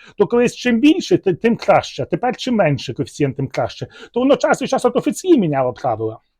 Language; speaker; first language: Ukrainian; native; Ukrainian